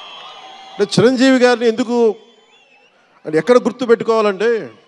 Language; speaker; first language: Telugu; native; Telugu